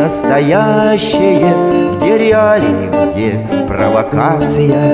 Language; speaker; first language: Russian; native; Russian